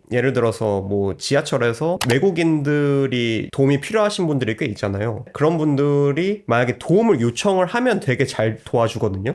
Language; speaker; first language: Korean; native; Korean